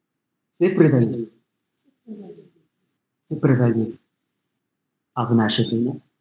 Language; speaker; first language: Russian; non-native, learner; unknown